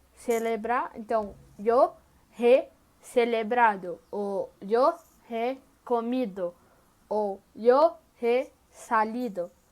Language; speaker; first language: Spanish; non-native, learner; Portuguese